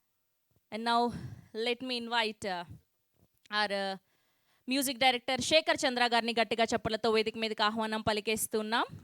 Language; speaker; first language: Telugu; native; Telugu